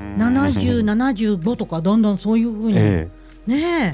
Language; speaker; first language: Japanese; native; Japanese